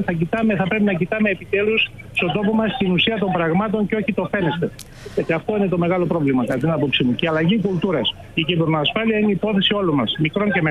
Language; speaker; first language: Greek; native; Greek